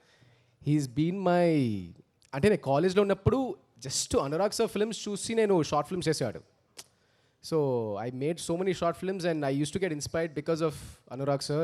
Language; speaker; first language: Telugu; early bilingual, heritage; Telugu